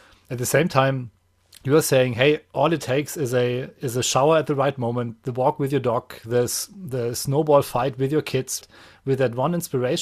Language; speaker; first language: English; non-native, fluent; German